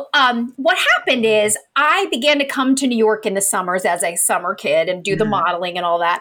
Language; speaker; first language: English; native; English